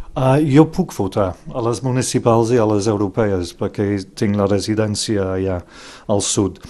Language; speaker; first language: Catalan; non-native, fluent; English